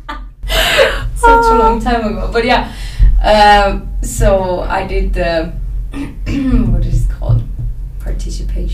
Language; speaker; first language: English; non-native, fluent; Finnish